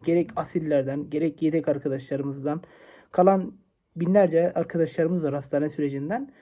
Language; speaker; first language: Turkish; native; Turkish